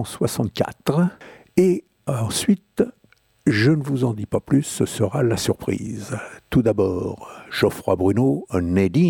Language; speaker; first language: French; native; French